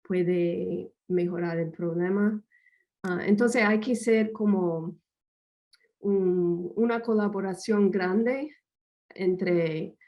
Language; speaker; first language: Spanish; non-native, fluent; English